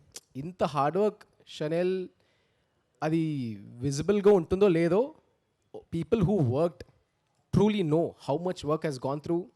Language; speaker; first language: Telugu; early bilingual, heritage; Telugu